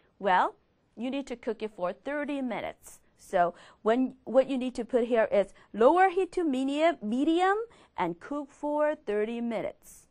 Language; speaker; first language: English; non-native, fluent; Korean